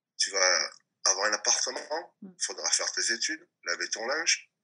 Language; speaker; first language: French; non-native, local second language; Réunion Creole French